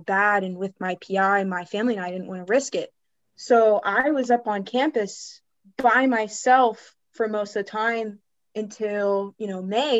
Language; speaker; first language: English; native; English